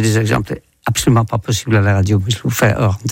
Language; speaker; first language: French; non-native, fluent; Dutch